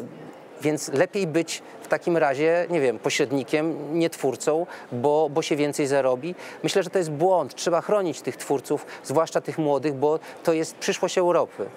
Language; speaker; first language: Polish; native; Polish